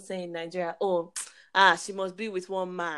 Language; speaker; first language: English; non-native, local second language; Igbo